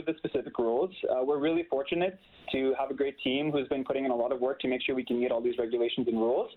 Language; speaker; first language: English; native; English